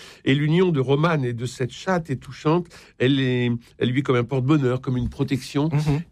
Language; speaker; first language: French; native; French